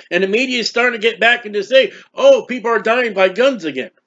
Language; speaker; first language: English; native; English